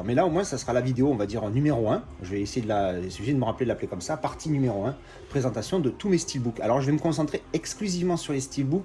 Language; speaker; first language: French; native; French